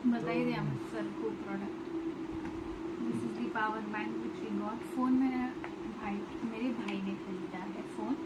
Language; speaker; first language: Hindi; non-native, local second language; Gujarati